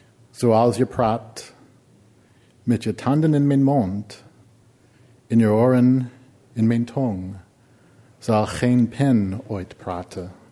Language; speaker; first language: Dutch; non-native, fluent; English